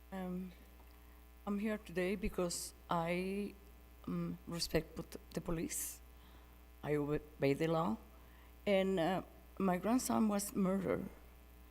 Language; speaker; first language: English; non-native, fluent; Spanish